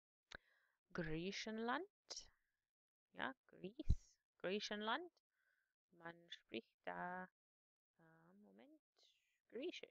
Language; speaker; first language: German; non-native, fluent; English